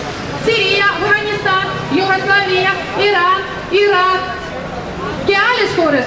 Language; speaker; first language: Greek; non-native, fluent; Russian